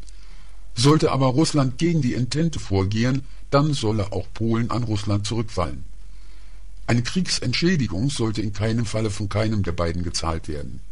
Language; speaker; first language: German; native; German